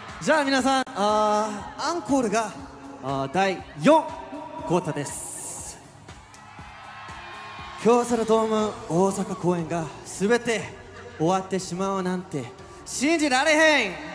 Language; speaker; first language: Japanese; non-native, learner; Korean